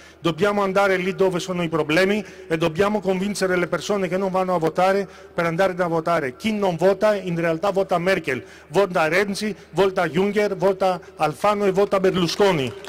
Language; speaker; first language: Italian; non-native, fluent; Greek